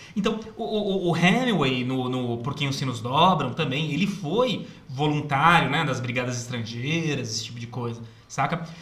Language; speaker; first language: Portuguese; native; Portuguese